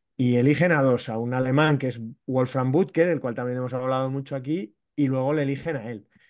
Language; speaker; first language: Spanish; native; Spanish